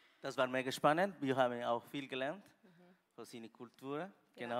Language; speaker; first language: German; non-native, learner; Spanish